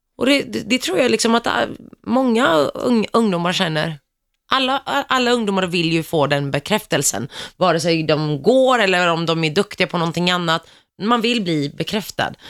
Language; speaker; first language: Swedish; early bilingual, other home language; Greek